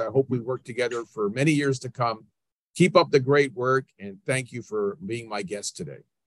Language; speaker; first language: English; native; English